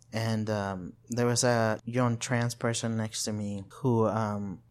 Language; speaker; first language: English; non-native, fluent; Spanish